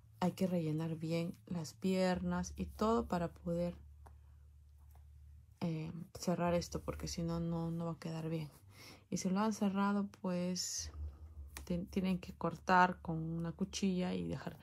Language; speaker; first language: Spanish; native; Spanish